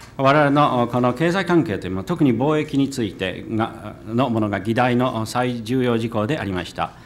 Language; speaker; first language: Japanese; native; Japanese